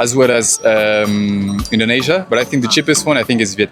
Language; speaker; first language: English; non-native, fluent; French